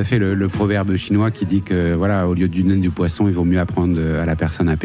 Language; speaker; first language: French; native; French